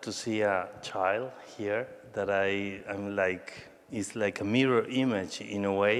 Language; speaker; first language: English; non-native, fluent; Spanish